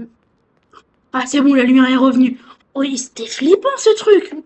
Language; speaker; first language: French; native; French